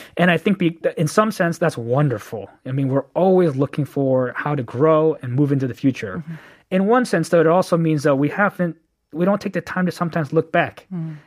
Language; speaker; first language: English; native; English